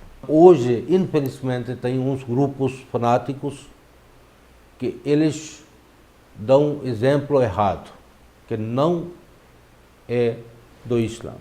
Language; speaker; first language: Portuguese; non-native, fluent; Urdu